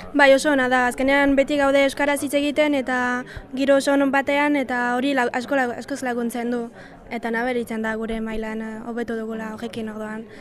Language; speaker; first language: Basque; non-native, local second language; French